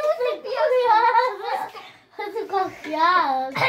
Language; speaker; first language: Hindi; native; Hindi